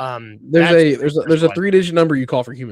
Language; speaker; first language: English; native; English